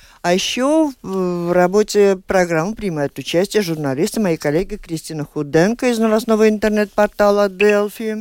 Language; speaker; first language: Russian; native; Russian